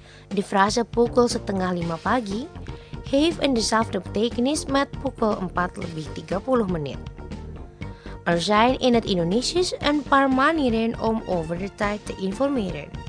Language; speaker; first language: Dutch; non-native, learner; Indonesian